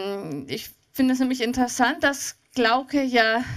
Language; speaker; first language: German; native; German